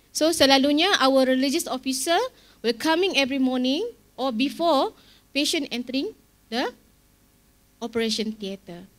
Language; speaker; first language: English; non-native, local second language; Malay